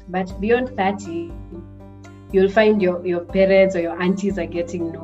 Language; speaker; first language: English; non-native, local second language; Swahili